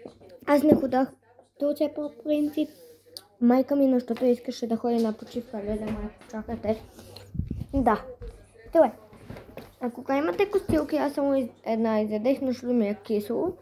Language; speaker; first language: Bulgarian; early bilingual, heritage; Bulgarian